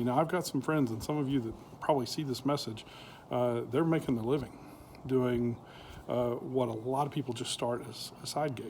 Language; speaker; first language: English; native; English